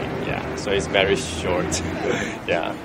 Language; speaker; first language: English; non-native, fluent; Chinese